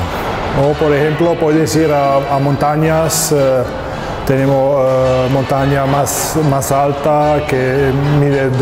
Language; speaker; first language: Spanish; non-native, fluent; Slovenian